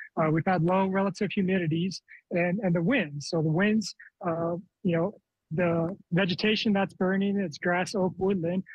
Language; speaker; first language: English; native; English